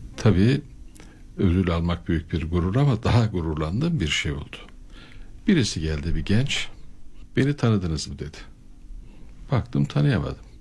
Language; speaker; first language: Turkish; native; Turkish